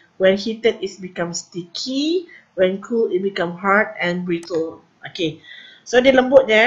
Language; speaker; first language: English; non-native, local second language; Malay